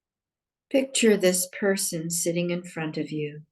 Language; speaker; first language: English; native; English